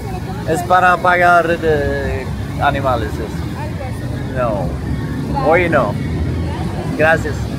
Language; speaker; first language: Spanish; non-native, learner; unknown